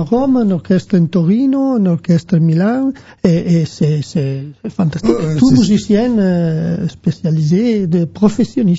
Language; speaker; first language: French; non-native, learner; Italian